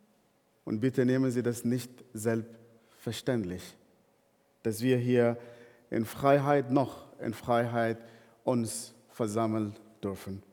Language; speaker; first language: German; non-native, fluent; Arabic